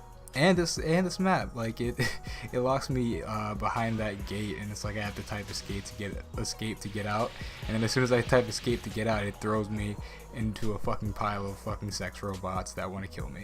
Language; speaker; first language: English; native; English